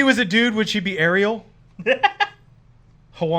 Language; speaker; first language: English; native; English